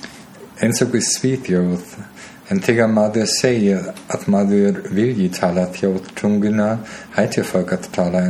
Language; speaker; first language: Icelandic; non-native, learner; German